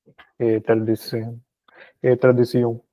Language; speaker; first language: French; non-native, learner; Punjabi